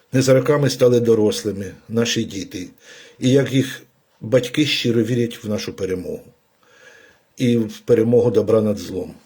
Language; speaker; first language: Ukrainian; native; Ukrainian